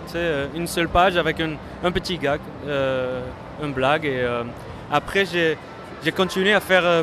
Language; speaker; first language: French; non-native, fluent; Dutch